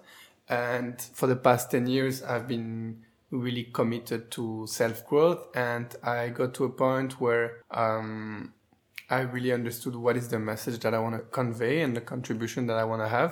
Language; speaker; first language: English; non-native, fluent; French